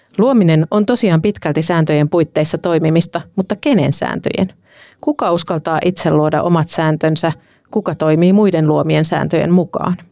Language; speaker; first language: Finnish; native; Finnish